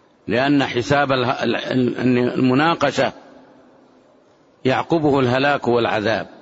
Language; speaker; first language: Arabic; native; Arabic